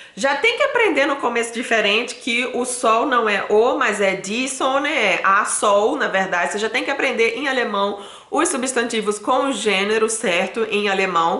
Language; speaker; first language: Portuguese; native; Portuguese